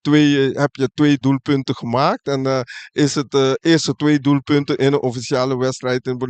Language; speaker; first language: Dutch; non-native, local second language; Papiamento